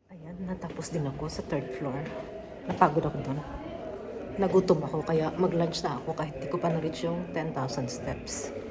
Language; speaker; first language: Filipino; non-native, local second language; Cebuano